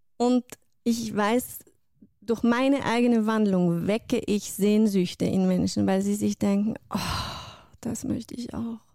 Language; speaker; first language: German; non-native, fluent; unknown